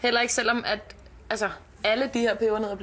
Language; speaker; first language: Danish; native; Danish